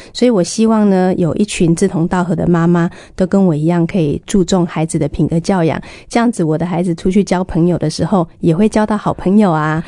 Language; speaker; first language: Chinese; native; Chinese